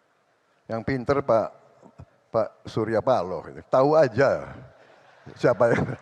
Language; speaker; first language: Indonesian; native; Indonesian